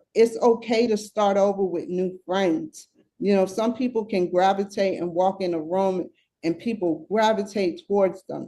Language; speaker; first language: English; native; English